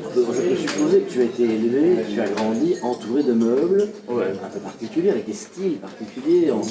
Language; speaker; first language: French; native; French